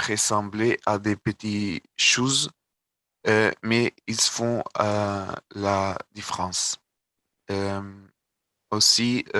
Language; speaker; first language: French; non-native, learner; Portuguese